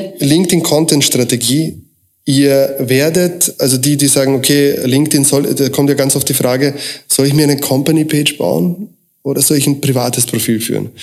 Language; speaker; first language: German; early bilingual, other home language; Croatian